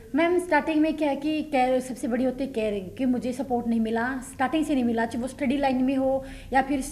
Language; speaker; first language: Hindi; native; Hindi